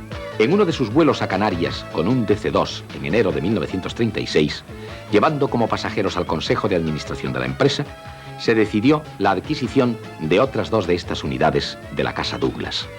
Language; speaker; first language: Spanish; native; Spanish